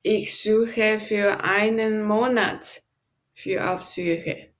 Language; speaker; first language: German; non-native, learner; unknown